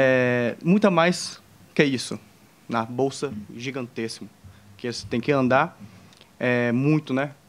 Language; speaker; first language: Portuguese; non-native, fluent; Chinese